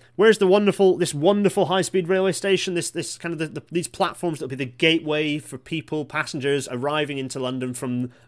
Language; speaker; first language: English; native; English